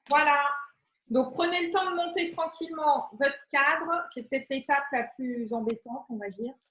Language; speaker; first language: French; native; French